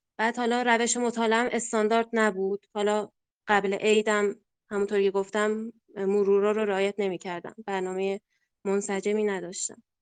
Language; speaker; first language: Persian; non-native, local second language; Azerbaijani